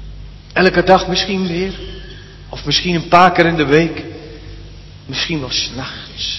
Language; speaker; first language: Dutch; native; Dutch